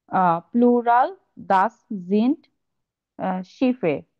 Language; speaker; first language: German; non-native, learner; Bangla